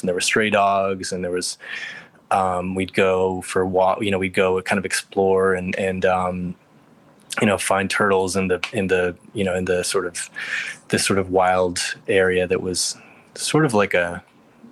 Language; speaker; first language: English; native; English